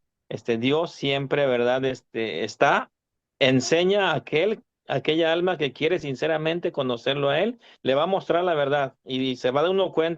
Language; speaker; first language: Spanish; native; Spanish